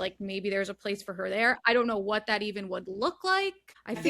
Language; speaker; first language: English; native; English